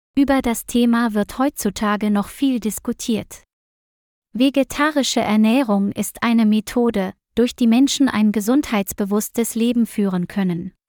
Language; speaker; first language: German; non-native, learner; Vietnamese